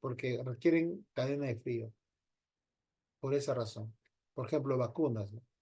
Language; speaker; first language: Spanish; native; Spanish